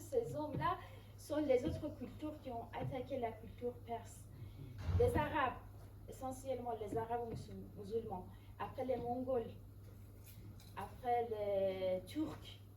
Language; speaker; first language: French; non-native, fluent; Persian